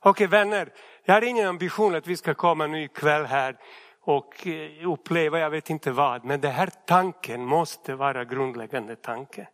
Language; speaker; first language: Swedish; non-native, fluent; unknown